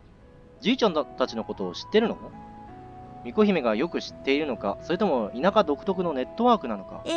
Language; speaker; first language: Japanese; native; Japanese